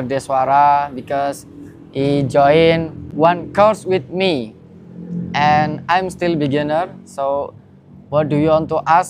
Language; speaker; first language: English; non-native, learner; Indonesian